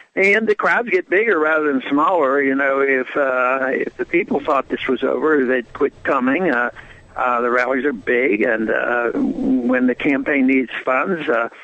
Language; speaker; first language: English; native; English